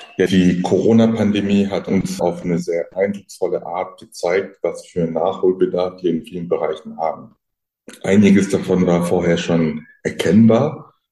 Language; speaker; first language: German; early bilingual, other home language; French